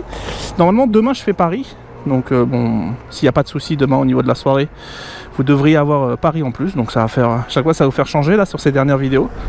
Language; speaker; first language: French; native; French